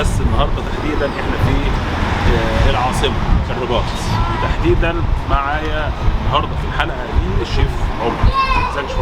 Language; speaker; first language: Egyptian Arabic; native; Egyptian Arabic